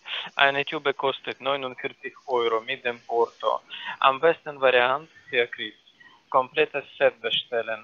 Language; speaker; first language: German; non-native, learner; Ukrainian